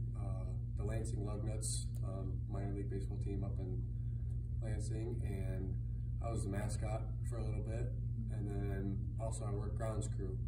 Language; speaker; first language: English; native; English